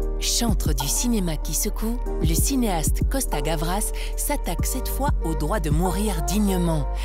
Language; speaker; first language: French; native; French